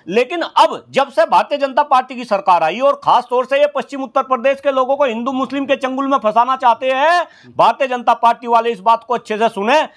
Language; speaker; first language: Hindi; native; Hindi